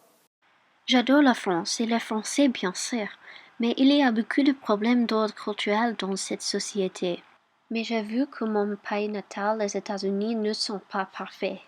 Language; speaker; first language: French; non-native, learner; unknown